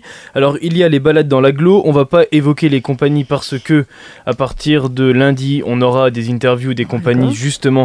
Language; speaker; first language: French; native; French